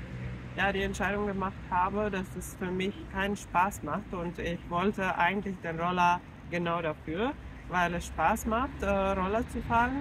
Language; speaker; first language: German; non-native, fluent; Finnish